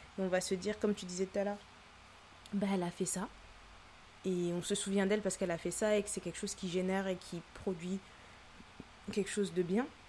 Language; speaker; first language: French; early bilingual, other home language; Lingala